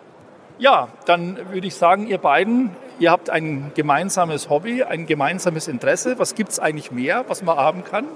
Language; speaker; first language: German; native; German